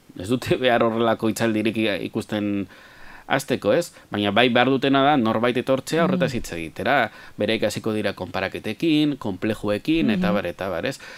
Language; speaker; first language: Basque; native; Basque